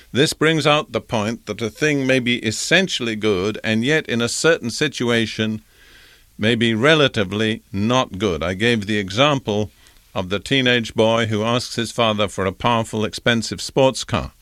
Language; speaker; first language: English; native; English